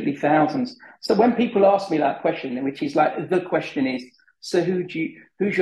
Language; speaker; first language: English; native; English